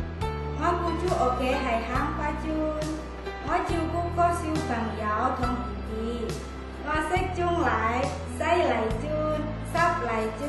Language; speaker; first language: Cantonese; non-native, learner; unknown